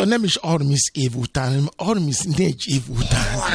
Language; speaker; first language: Hungarian; non-native, learner; Yoruba